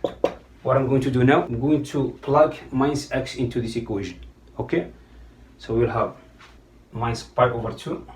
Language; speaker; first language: English; non-native, fluent; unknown